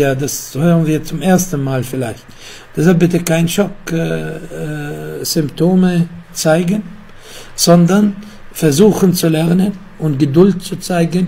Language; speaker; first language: German; non-native, fluent; Arabic